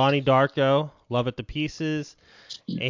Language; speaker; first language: English; native; English